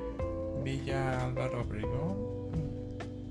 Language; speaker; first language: English; non-native, learner; Spanish